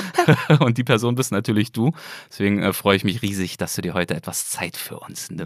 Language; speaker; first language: German; native; German